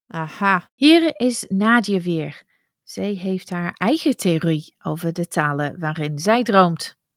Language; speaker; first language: Dutch; non-native, fluent; English